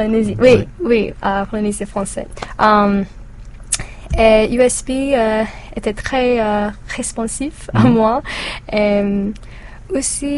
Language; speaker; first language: French; non-native, learner; English